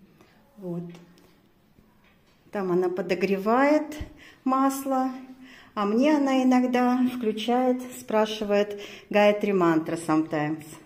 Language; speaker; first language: Russian; native; Russian